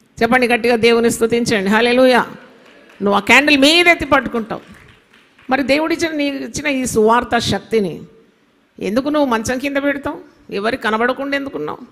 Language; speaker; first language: Telugu; non-native, local second language; Malayalam